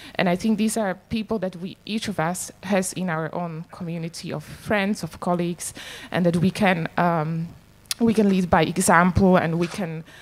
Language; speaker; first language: English; non-native, fluent; Slovak